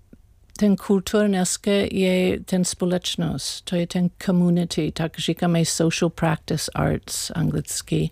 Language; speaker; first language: Czech; non-native, learner; English